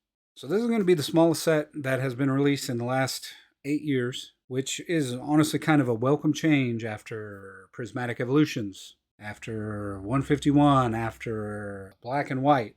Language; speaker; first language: English; native; English